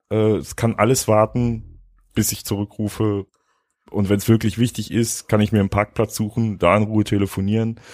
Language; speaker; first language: German; native; German